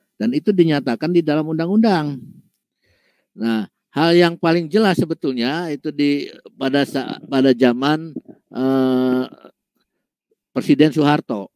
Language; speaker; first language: Indonesian; native; Indonesian